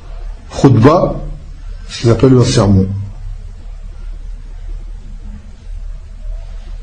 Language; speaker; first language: Arabic; non-native, fluent; French